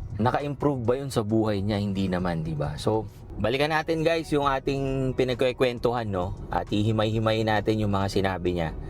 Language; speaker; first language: Filipino; native; Filipino